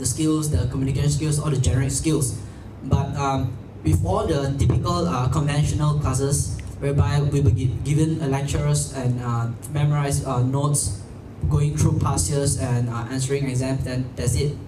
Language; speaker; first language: English; non-native, local second language; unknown